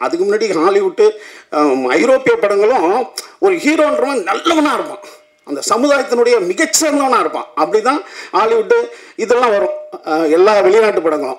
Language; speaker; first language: Tamil; native; Tamil